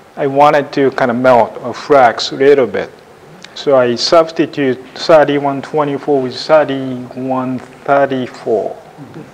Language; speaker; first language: English; non-native, fluent; Japanese